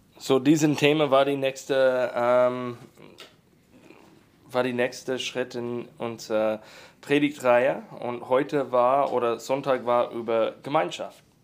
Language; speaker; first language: German; non-native, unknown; English